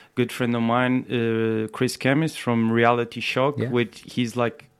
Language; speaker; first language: English; non-native, fluent; Portuguese